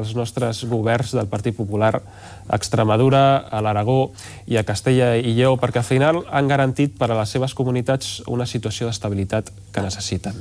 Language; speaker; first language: Catalan; native; Catalan